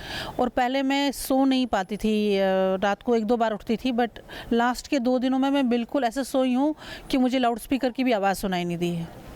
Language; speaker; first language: Hindi; native; Hindi